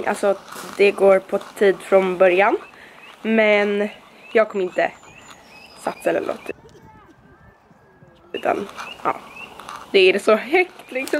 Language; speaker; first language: Swedish; native; Swedish